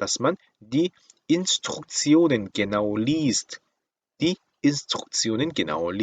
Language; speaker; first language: German; non-native, fluent; Korean